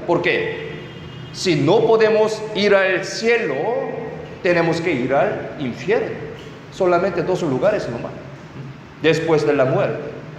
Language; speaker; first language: Spanish; non-native, fluent; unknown